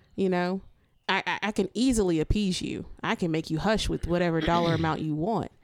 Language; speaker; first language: English; native; English